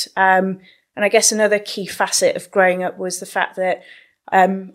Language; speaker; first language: English; native; English